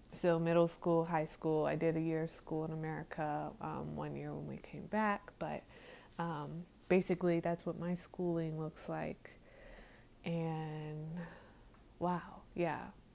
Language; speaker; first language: English; native; English